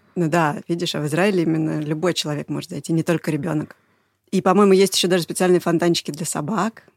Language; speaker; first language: Russian; native; Russian